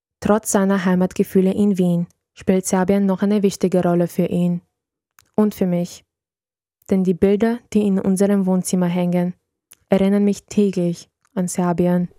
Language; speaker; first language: German; early bilingual, other home language; Serbian